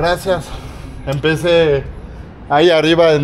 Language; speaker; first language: Spanish; non-native, fluent; French